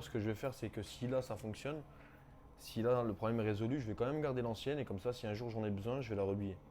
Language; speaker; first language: French; native; French